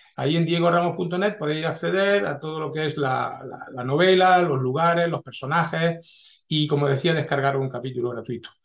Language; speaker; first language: Spanish; early bilingual, heritage; Spanish